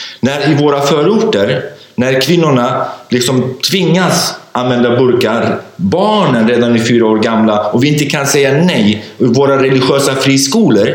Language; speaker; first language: Swedish; non-native, fluent; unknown